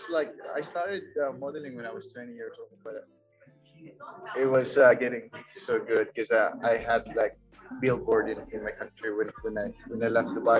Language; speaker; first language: English; non-native, fluent; Uzbek